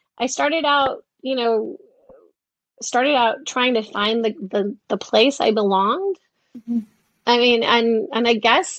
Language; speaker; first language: English; native; English